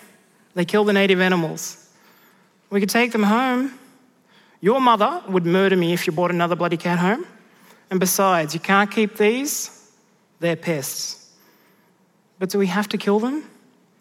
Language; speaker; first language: English; native; English